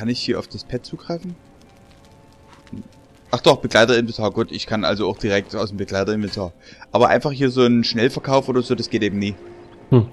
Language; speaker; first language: German; native; German